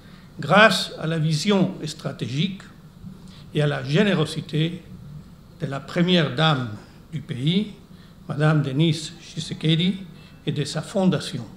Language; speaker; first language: French; non-native, fluent; Spanish